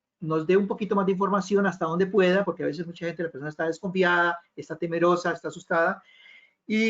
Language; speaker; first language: Spanish; native; Spanish